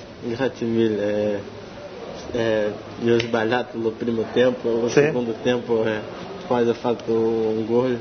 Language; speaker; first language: Italian; non-native, learner; Portuguese